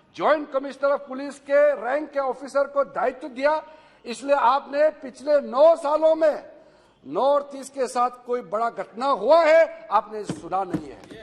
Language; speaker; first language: Hindi; non-native, local second language; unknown